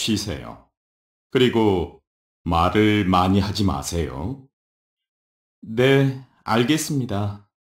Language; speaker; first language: Korean; non-native, fluent; Vietnamese